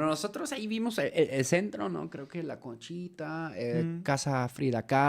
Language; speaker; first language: Spanish; native; Spanish